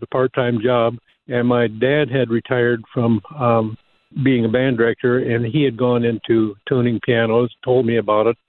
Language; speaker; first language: English; native; English